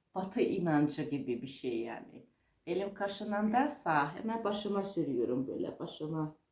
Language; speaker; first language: Turkish; non-native, fluent; Russian